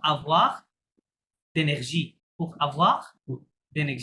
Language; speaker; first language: French; non-native, fluent; Bangla